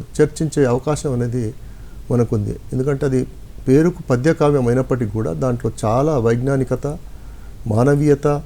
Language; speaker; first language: Telugu; non-native, local second language; Lambadi